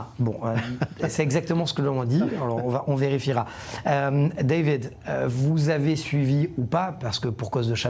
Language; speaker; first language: French; native; French